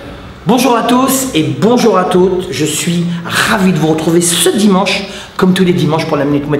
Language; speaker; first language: French; native; French